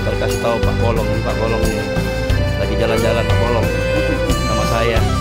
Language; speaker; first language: Indonesian; native; Indonesian